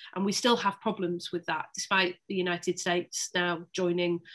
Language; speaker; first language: English; native; English